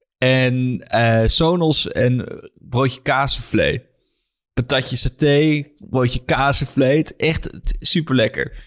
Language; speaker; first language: Dutch; native; Dutch